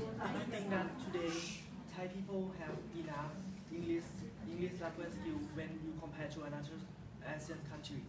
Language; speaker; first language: English; non-native, learner; Thai